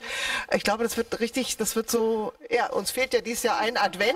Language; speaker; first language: German; native; German